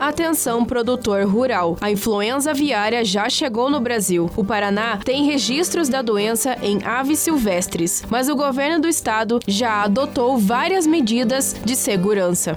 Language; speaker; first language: Portuguese; native; Portuguese